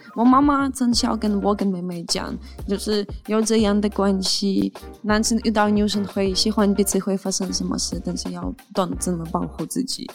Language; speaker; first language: Chinese; non-native, fluent; Ukrainian